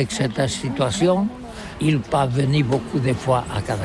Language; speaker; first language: French; non-native, learner; Catalan